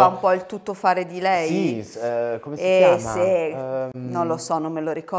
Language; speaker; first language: Italian; native; Italian